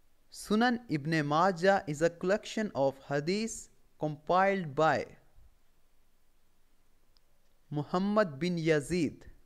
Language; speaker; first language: English; non-native, local second language; Urdu